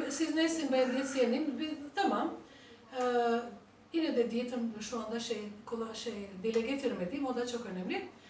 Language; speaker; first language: Turkish; non-native, fluent; Albanian